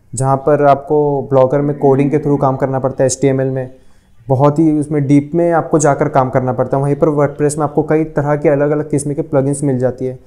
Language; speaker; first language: Hindi; non-native, local second language; Urdu